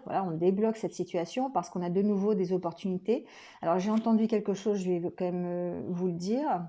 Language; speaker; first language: French; native; French